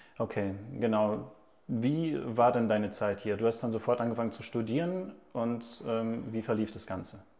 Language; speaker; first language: German; native; German